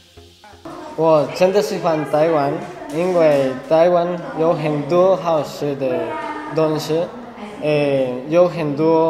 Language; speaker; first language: Chinese; non-native, learner; Spanish